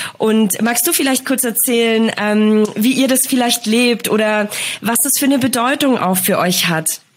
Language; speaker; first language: German; early bilingual, other home language; Polish